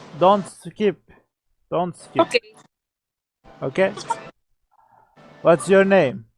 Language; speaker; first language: English; non-native, learner; Turkish